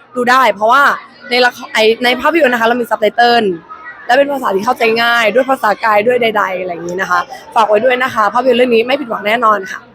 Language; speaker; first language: Thai; native; Thai